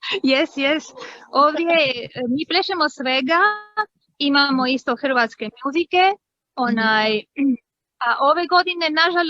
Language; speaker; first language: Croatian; early bilingual, heritage; Croatian